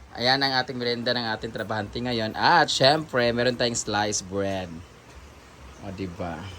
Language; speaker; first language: Filipino; non-native, local second language; Cebuano